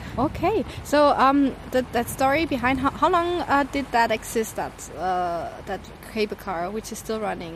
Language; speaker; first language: English; non-native, fluent; German